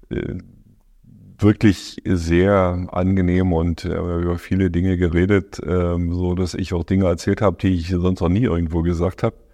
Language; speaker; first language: German; native; German